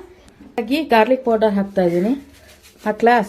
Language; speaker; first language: Kannada; native; Kannada